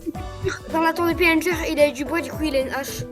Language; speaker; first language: French; native; French